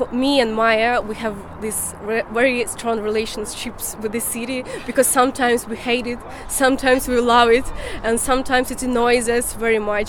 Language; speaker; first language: English; non-native, fluent; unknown